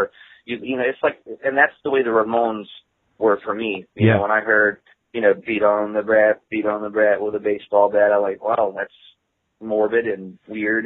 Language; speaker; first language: English; native; English